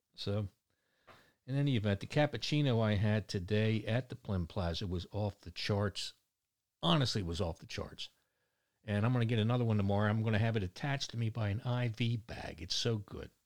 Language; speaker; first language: English; native; English